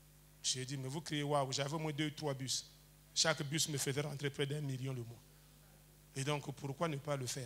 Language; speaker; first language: French; native; French